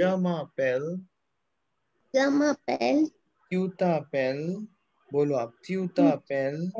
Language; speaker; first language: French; non-native, fluent; Hindi